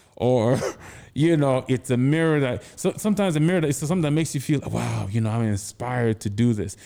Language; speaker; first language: English; non-native, local second language; Igbo